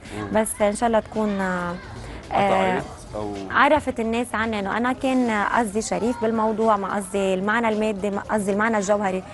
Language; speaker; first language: Arabic; native; Arabic